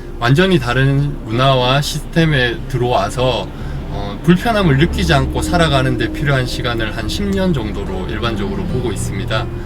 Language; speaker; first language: Korean; native; Korean